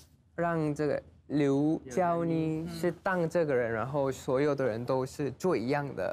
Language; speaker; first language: Chinese; non-native, learner; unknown